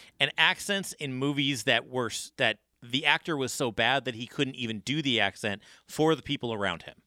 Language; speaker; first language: English; native; English